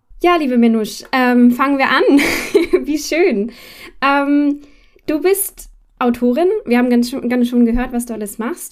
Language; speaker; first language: German; native; German